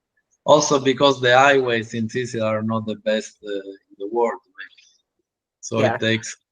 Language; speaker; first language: English; non-native, learner; Italian